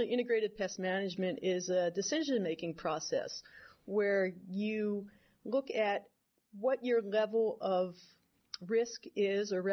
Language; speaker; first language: English; native; English